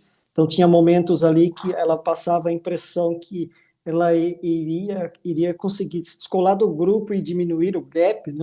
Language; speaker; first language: Portuguese; native; Portuguese